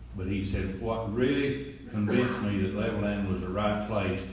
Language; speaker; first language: English; native; English